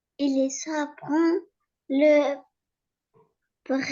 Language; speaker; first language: French; non-native, learner; Arabic